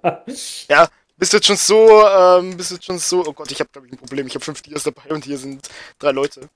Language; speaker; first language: German; native; German